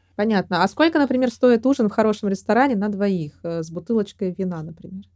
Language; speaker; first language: Russian; native; Russian